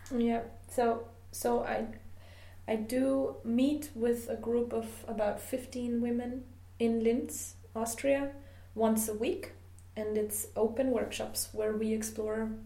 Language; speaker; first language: English; non-native, fluent; German